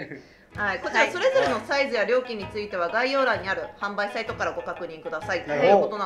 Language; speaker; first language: Japanese; native; Japanese